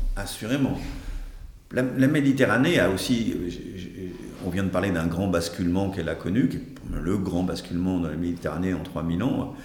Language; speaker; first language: French; native; French